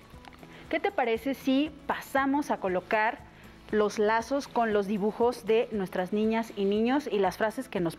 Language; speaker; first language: Spanish; native; Spanish